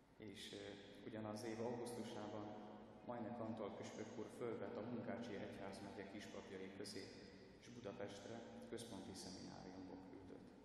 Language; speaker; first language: Hungarian; non-native, fluent; Ukrainian